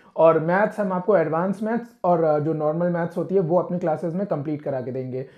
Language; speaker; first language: Hindi; non-native, local second language; Punjabi